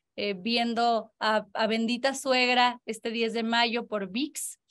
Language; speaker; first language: Spanish; native; Spanish